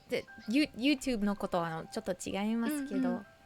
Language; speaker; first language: Japanese; non-native, learner; English